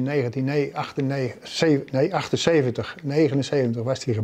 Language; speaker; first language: Dutch; native; Dutch